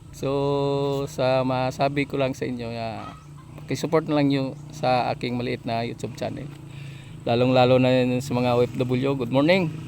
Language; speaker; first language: Filipino; non-native, local second language; Hiligaynon